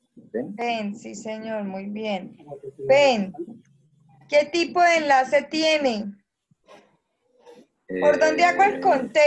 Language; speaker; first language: Spanish; native; Spanish